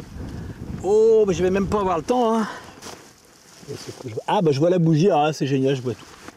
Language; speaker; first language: French; native; French